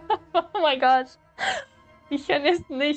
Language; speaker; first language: German; non-native, learner; English